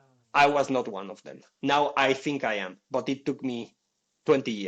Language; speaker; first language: English; non-native, fluent; Spanish